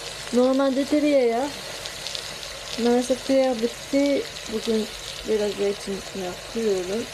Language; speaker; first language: Turkish; non-native, learner; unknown